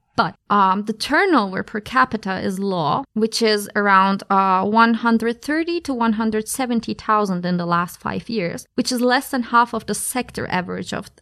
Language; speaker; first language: English; non-native, fluent; Turkish